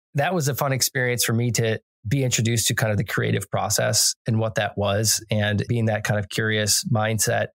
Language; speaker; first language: English; native; English